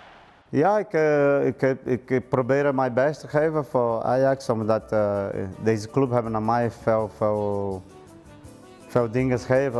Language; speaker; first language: Dutch; non-native, learner; Portuguese